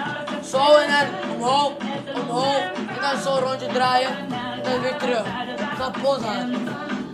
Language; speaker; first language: Dutch; non-native, learner; Spanish